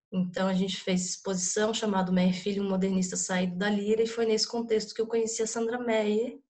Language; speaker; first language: Portuguese; native; Portuguese